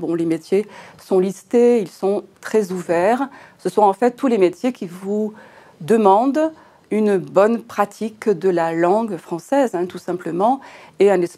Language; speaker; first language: French; native; French